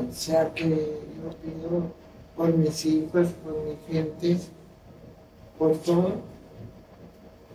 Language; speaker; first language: Spanish; non-native, local second language; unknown